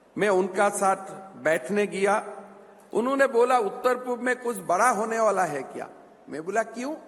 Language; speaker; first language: Hindi; non-native, local second language; Assamese